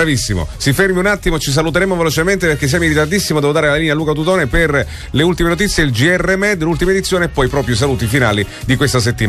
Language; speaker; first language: Italian; native; Italian